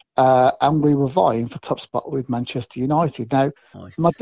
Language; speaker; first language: English; native; English